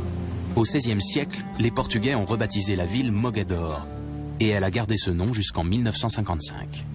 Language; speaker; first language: French; native; French